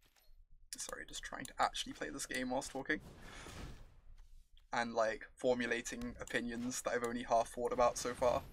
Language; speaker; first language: English; native; English